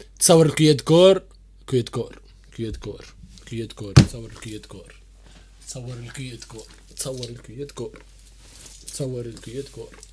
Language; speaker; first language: Arabic; native; Arabic